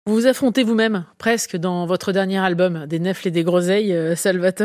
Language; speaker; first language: French; native; French